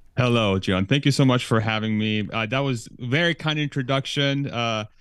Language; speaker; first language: English; early bilingual, other home language; Persian